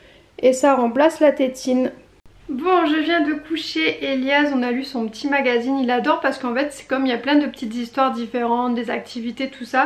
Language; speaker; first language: French; native; French